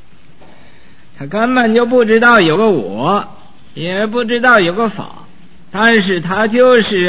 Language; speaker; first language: Chinese; native; Chinese